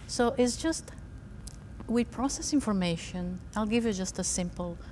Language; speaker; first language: English; non-native, fluent; Romanian